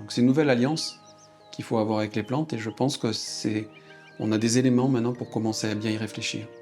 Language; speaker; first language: French; native; French